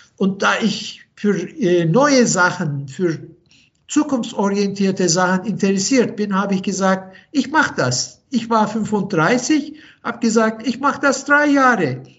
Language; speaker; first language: German; non-native, fluent; Turkish